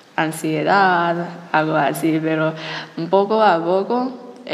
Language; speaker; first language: Spanish; non-native, learner; Chinese